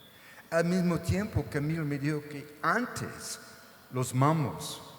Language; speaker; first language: Spanish; non-native, fluent; English